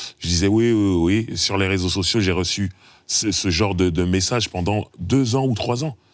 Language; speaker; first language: French; native; French